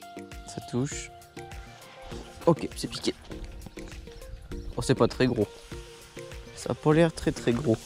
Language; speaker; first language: French; native; French